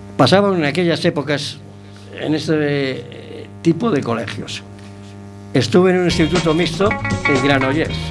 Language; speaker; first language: Spanish; native; Spanish